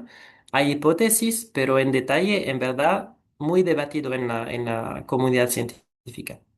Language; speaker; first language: Spanish; non-native, fluent; French